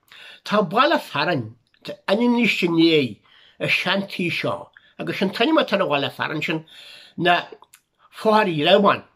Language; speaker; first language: Irish; native; Irish